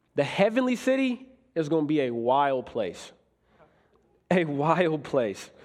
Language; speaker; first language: English; native; English